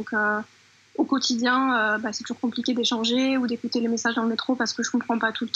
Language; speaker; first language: French; native; French